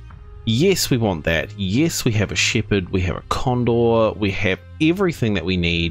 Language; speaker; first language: English; native; English